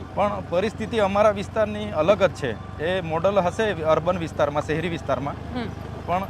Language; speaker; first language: Gujarati; non-native, local second language; Vasavi